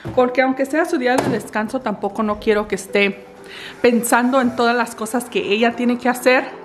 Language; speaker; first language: Spanish; early bilingual, heritage; Spanish